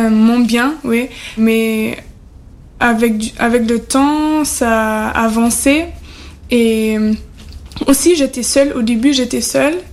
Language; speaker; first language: French; non-native, fluent; German